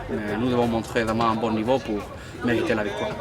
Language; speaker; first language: French; non-native, fluent; Spanish